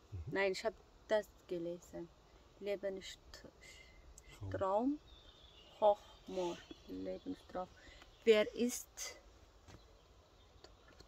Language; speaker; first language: German; non-native, learner; Amharic